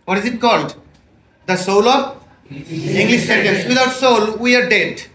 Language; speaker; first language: English; non-native, local second language; Bangla